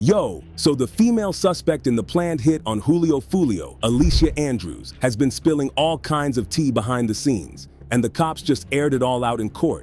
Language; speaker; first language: English; native; English